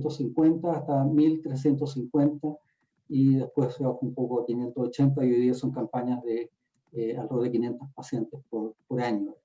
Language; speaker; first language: Spanish; native; Spanish